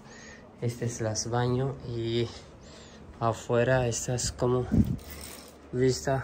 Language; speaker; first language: Spanish; non-native, learner; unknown